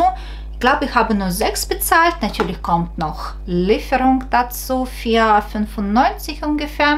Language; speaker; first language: German; non-native, fluent; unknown